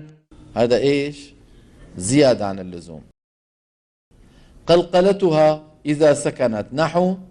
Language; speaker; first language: Arabic; native; Arabic